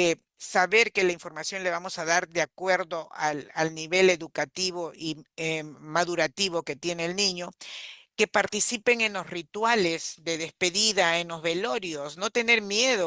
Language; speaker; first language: Spanish; native; Spanish